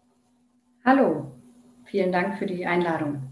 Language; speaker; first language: German; native; German